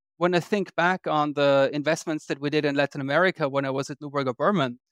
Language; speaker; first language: English; non-native, fluent; German